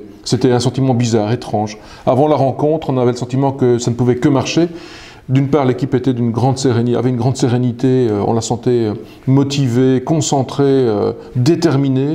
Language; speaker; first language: French; native; French